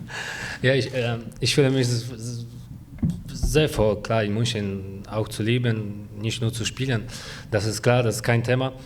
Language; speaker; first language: German; non-native, fluent; Polish